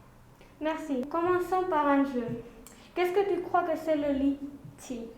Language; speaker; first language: French; non-native, local second language; Spanish